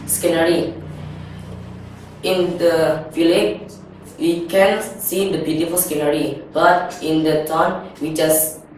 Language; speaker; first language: English; non-native, learner; Indonesian